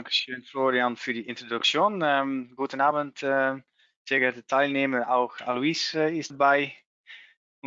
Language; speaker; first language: German; non-native, learner; Dutch